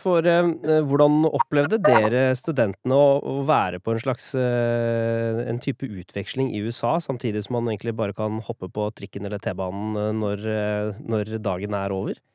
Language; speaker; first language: Norwegian; native; Norwegian